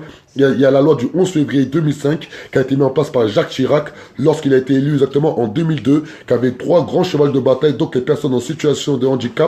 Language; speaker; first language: French; native; French